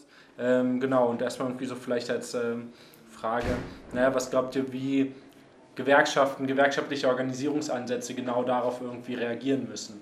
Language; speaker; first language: German; native; German